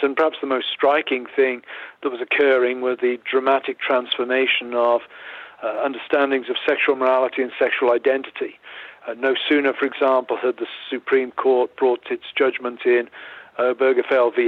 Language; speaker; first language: English; native; English